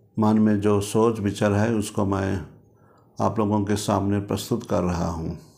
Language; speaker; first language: Hindi; non-native, local second language; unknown